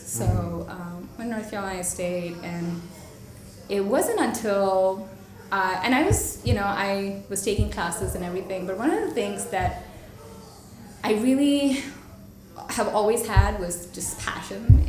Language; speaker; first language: English; non-native, local second language; Telugu